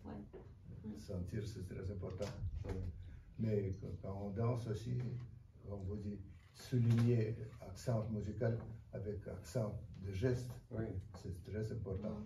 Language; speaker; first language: French; non-native, fluent; Russian